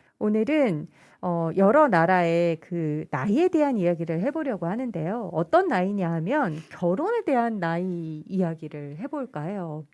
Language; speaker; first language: Korean; native; Korean